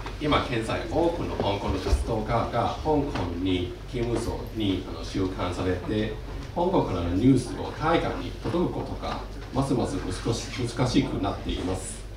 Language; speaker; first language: Japanese; non-native, fluent; Cantonese